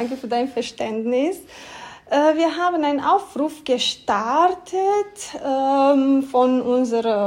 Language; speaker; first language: German; non-native, fluent; Romanian